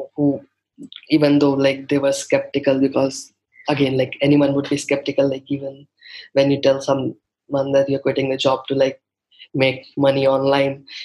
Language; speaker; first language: English; non-native, local second language; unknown